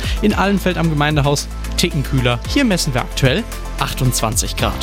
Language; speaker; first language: German; native; German